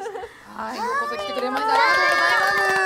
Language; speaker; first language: Japanese; native; Japanese